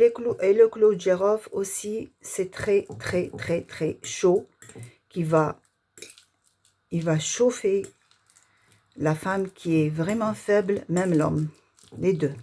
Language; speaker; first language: French; non-native, local second language; Arabic